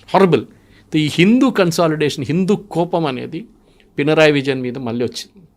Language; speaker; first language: Telugu; non-native, local second language; Malayalam